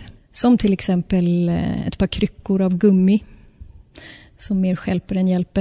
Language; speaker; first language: Swedish; native; Swedish